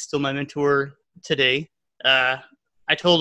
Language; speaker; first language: English; native; English